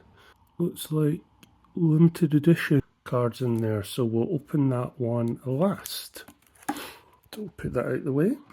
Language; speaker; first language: English; native; English